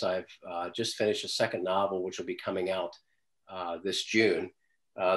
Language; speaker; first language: English; native; English